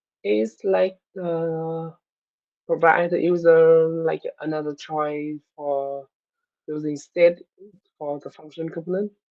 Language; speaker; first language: English; non-native, learner; Vietnamese